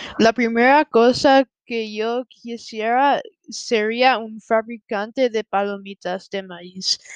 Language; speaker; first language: Spanish; non-native, learner; English